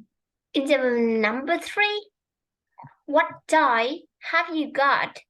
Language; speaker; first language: English; non-native, fluent; Vietnamese